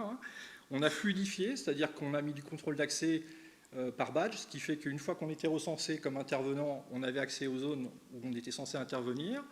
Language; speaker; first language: French; native; French